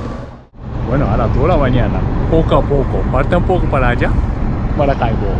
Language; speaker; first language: Spanish; non-native, learner; Japanese